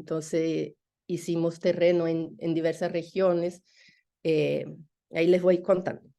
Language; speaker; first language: Spanish; non-native, fluent; Portuguese